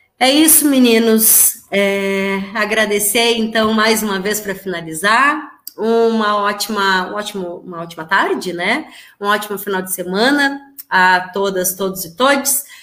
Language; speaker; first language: Portuguese; native; Portuguese